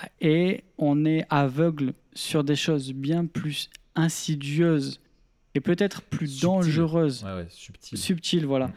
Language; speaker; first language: French; native; French